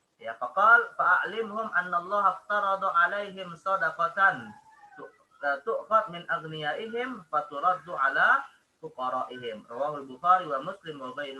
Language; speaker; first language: Arabic; non-native, fluent; Indonesian